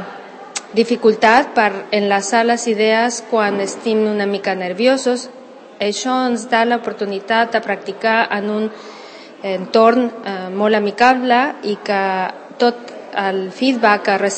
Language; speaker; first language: Catalan; non-native, local second language; Spanish